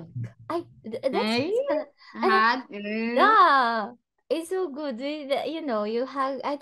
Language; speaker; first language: English; non-native, learner; Cebuano